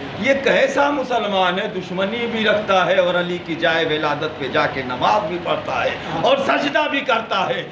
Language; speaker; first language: Urdu; native; Urdu